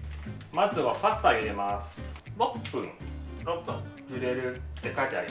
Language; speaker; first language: Japanese; non-native, learner; Thai